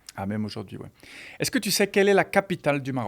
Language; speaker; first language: French; non-native, fluent; Portuguese